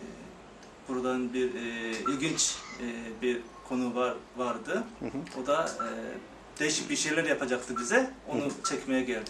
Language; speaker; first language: Turkish; non-native, fluent; Korean